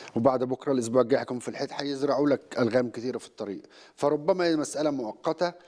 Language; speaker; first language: Arabic; native; Arabic